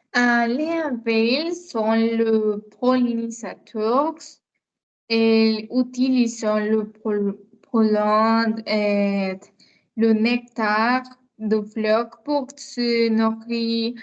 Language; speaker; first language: French; non-native, learner; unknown